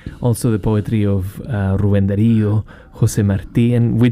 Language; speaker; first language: English; non-native, fluent; Spanish